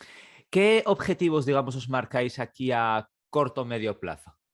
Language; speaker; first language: Spanish; native; Spanish